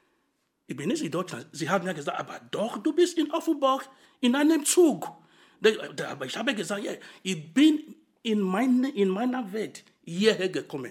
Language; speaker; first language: German; non-native, fluent; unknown